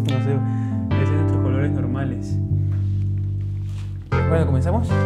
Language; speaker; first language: Spanish; native; Spanish